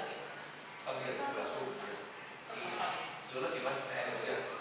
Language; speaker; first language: Chinese; non-native, fluent; Vietnamese